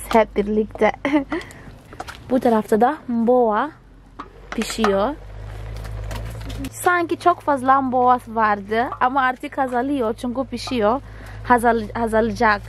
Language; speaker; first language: Turkish; non-native, fluent; Portuguese